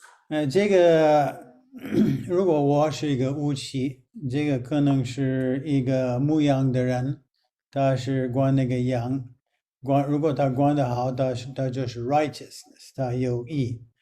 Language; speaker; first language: Chinese; non-native, fluent; English